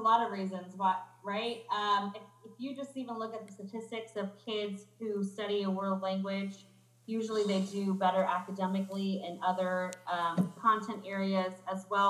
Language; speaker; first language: English; native; English